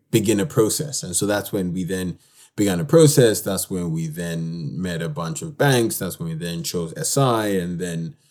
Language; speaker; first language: English; native; English